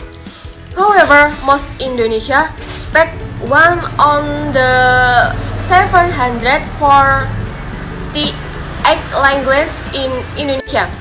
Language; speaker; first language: English; non-native, learner; Indonesian